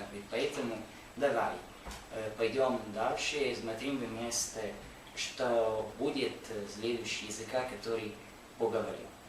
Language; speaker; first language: Russian; non-native, learner; Italian